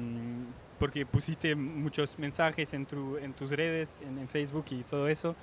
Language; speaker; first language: Spanish; non-native, fluent; French